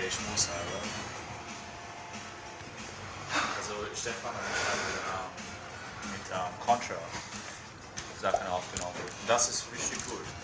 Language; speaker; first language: German; non-native, fluent; English